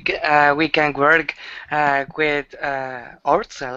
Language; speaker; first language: English; non-native, learner; Spanish